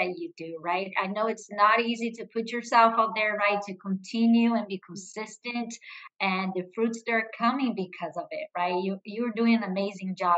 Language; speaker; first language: English; non-native, fluent; Portuguese